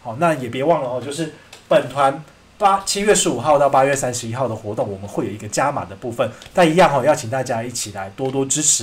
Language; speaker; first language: Chinese; native; Chinese